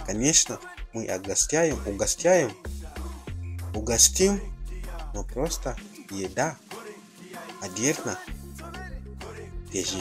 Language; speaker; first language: Russian; non-native, fluent; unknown